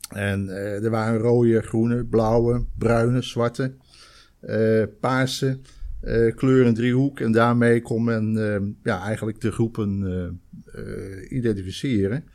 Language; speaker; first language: Dutch; native; Dutch